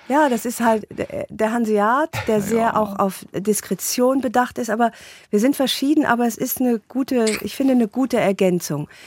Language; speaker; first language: German; native; German